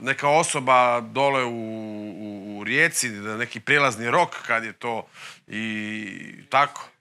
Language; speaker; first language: Croatian; native; Croatian